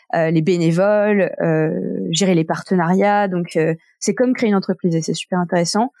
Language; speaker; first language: French; native; French